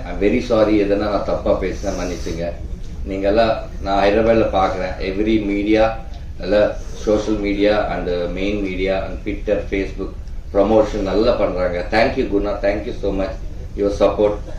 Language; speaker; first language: Tamil; non-native, learner; Telugu